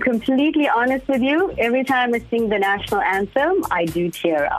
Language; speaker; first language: English; native; English